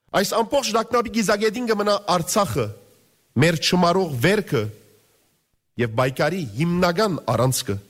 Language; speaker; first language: Armenian; early bilingual, heritage; Armenian